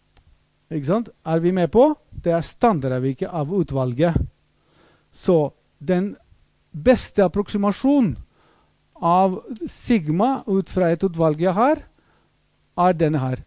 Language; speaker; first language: Norwegian; non-native, fluent; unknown